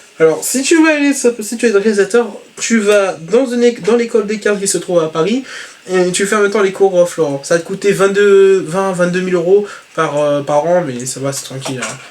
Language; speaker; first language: French; native; French